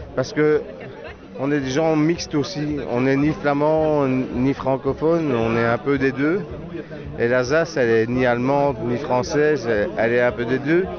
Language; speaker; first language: French; native; French